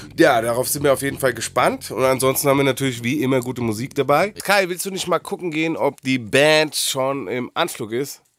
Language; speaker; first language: German; native; German